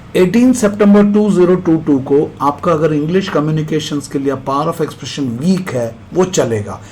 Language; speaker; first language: Hindi; non-native, local second language; Malayalam